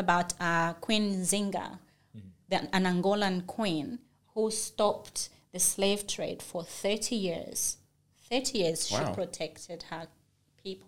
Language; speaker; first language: English; non-native, local second language; Bemba